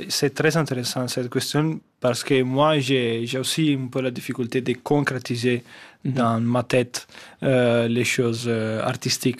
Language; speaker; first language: French; non-native, fluent; Italian